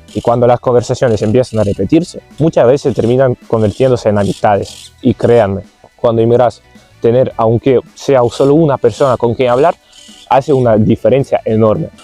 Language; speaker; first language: Spanish; non-native, fluent; Ukrainian